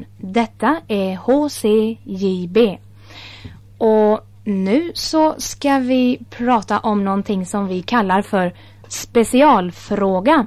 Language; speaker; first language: Swedish; native; Swedish